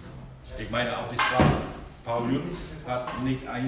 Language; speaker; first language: German; non-native, learner; Thai